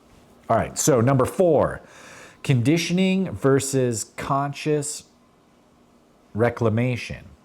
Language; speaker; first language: English; native; English